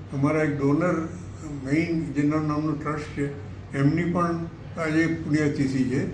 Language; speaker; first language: Gujarati; native; Gujarati